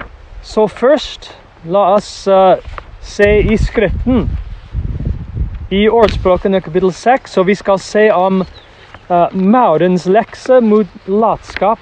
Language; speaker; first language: Norwegian; non-native, fluent; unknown